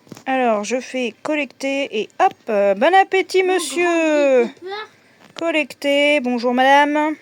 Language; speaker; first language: French; native; French